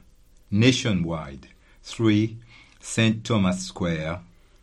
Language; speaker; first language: English; native; English